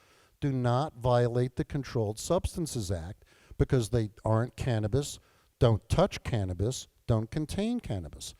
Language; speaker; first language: English; native; English